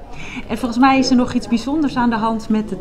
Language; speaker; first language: Dutch; native; Dutch